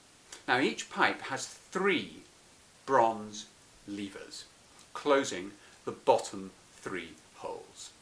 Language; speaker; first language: English; native; English